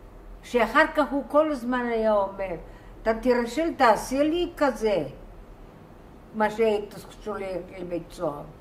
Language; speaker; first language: Hebrew; non-native, fluent; Bulgarian